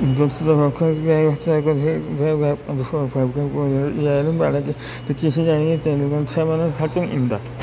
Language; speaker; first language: Korean; native; Korean